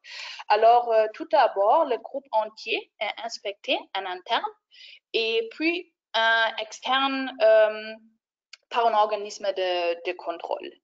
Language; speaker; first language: French; non-native, fluent; German